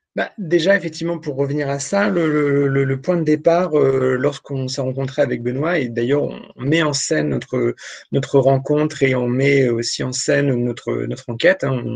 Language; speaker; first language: French; native; French